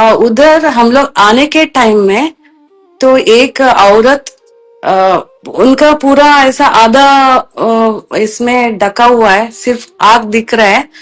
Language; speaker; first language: Hindi; non-native, local second language; Kannada